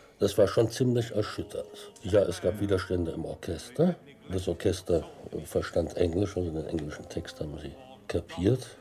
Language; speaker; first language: German; native; German